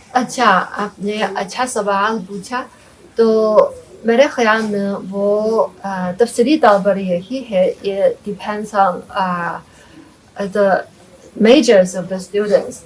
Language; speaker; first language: Hindi; non-native, fluent; Chinese